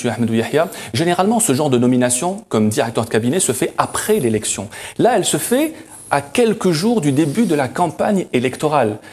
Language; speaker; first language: French; non-native, local second language; Arabic